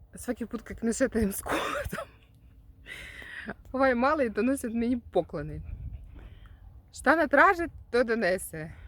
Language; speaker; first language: Bosnian; non-native, learner; Ukrainian